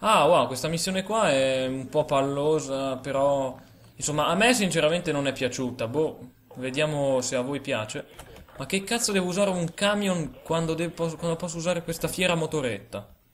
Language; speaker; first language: Italian; native; Italian